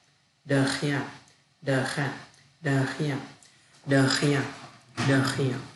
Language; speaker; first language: French; non-native, learner; Vietnamese